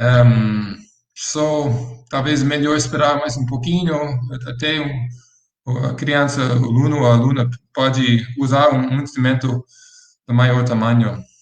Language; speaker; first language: Portuguese; non-native, fluent; English